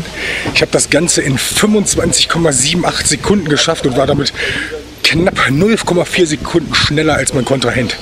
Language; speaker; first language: German; native; German